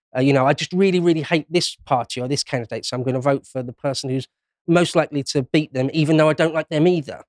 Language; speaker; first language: English; native; English